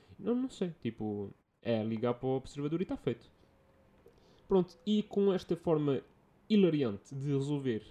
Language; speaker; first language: Portuguese; native; Portuguese